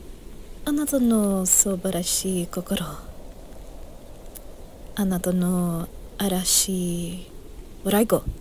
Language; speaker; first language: Japanese; non-native, learner; English